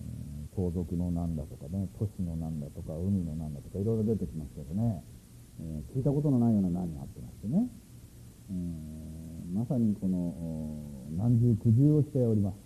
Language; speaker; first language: Japanese; native; Japanese